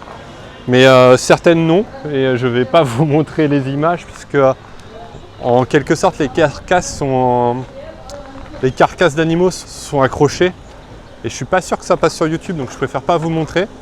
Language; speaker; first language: French; native; French